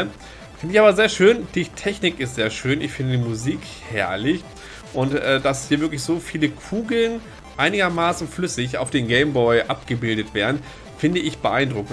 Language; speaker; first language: German; native; German